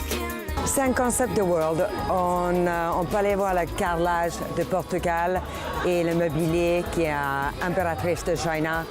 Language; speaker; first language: French; non-native, fluent; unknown